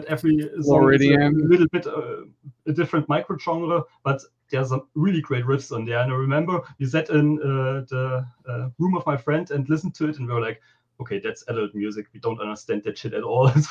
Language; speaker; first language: English; non-native, fluent; German